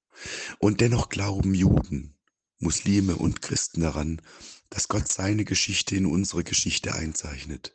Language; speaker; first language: German; native; German